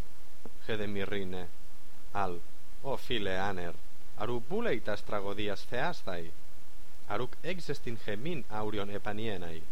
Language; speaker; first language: Greek; non-native, fluent; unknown